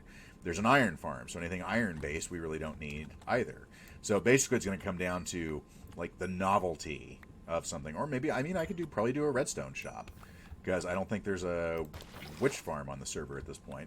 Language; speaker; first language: English; native; English